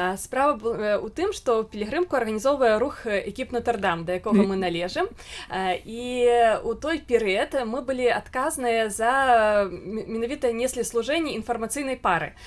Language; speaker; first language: Belarusian; native; Belarusian